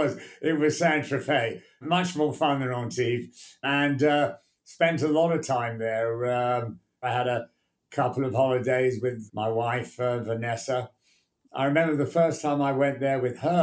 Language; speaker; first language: English; native; English